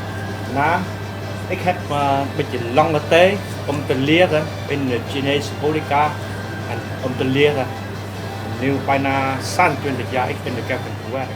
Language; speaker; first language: Dutch; non-native, learner; Vietnamese